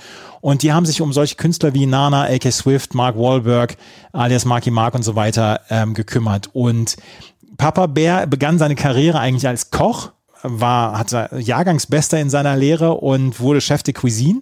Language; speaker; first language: German; native; German